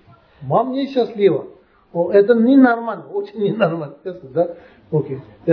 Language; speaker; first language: Russian; non-native, learner; Tibetan